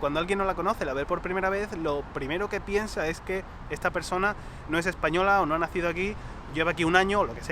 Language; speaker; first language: Spanish; native; Spanish